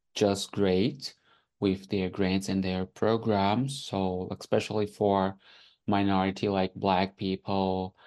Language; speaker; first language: English; non-native, fluent; Portuguese